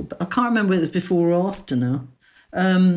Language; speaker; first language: English; native; English